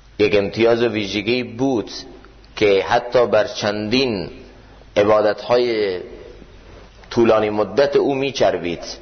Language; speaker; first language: Persian; native; Persian